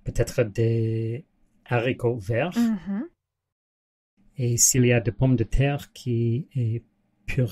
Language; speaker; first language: French; non-native, learner; English